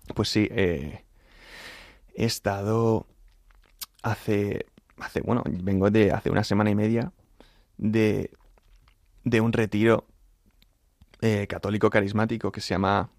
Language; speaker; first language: Spanish; native; Spanish